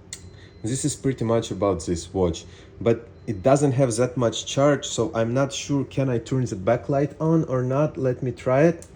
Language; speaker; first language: English; non-native, fluent; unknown